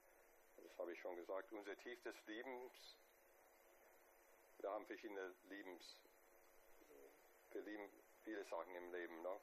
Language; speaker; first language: German; non-native, fluent; English